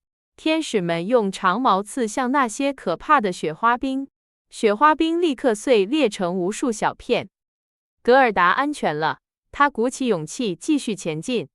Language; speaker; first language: Chinese; native; Chinese